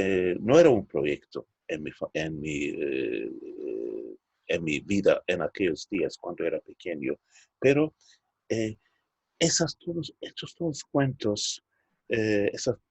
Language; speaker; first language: Spanish; non-native, fluent; Turkish